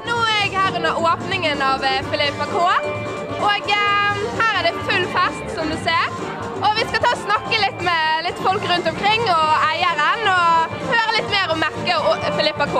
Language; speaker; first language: Norwegian; native; Norwegian